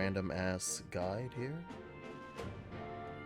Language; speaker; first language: English; native; English